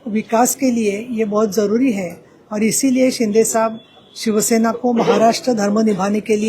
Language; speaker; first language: Hindi; non-native, local second language; Marathi